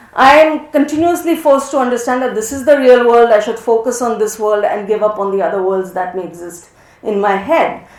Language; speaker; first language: English; non-native, local second language; Hindi